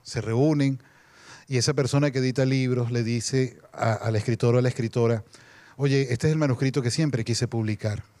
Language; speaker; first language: Spanish; native; Spanish